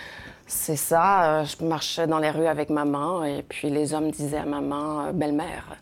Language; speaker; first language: French; early bilingual, other home language; Spanish